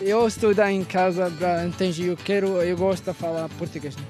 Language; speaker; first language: Portuguese; non-native, learner; Arabic